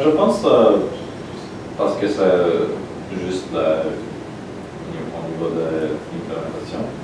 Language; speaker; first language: French; non-native, learner; Polish